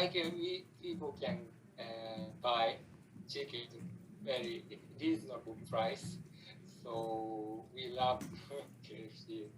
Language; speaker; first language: English; non-native, learner; Japanese